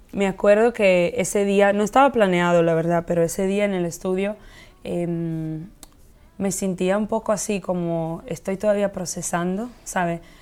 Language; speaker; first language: Spanish; early bilingual, heritage; Spanish